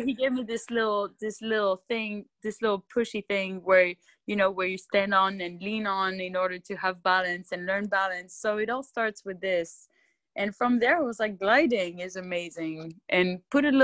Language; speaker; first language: English; non-native, fluent; French